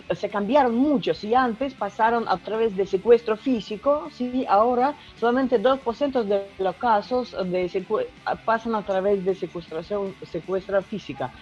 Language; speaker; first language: Spanish; non-native, learner; Russian